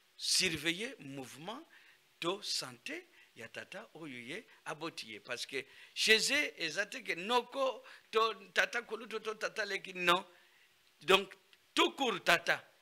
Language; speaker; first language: Lingala; non-native, local second language; Kongo